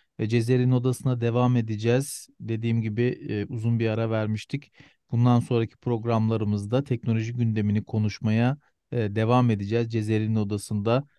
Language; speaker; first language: Turkish; native; Turkish